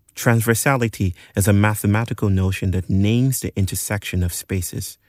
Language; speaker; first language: English; non-native, local second language; Yoruba